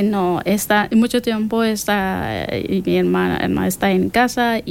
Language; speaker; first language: Spanish; non-native, learner; Persian